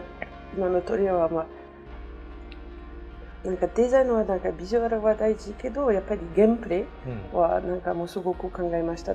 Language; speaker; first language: Japanese; non-native, learner; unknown